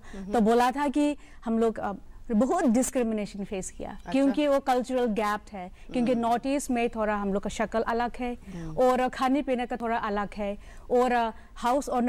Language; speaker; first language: Hindi; non-native, local second language; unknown